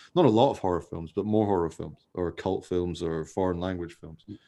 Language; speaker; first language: English; native; English